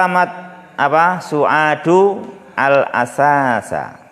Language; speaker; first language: Arabic; non-native, fluent; Indonesian